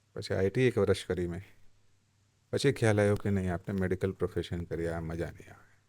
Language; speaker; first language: Gujarati; non-native, local second language; Hindi